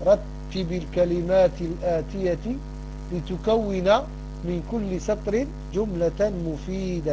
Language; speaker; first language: Arabic; non-native, fluent; French